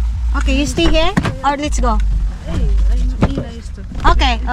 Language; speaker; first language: English; non-native, learner; Filipino